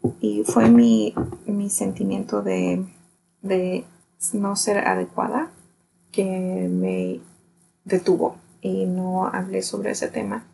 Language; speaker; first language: Spanish; early bilingual, heritage; Spanish